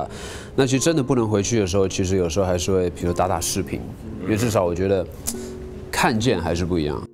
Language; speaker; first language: Chinese; native; Chinese